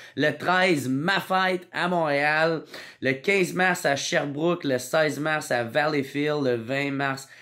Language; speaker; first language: French; native; French